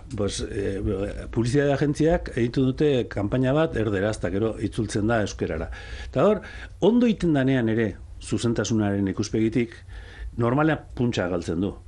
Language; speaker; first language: Basque; native; Basque